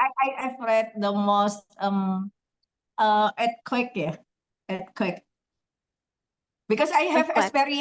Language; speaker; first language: English; non-native, learner; Indonesian